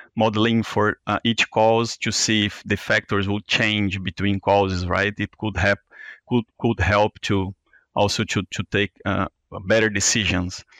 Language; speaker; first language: English; non-native, fluent; Portuguese